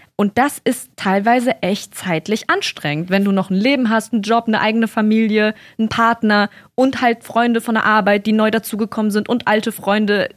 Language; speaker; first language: German; early bilingual, other home language; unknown